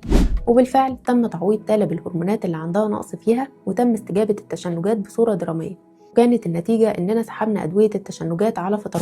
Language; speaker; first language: Arabic; native; Arabic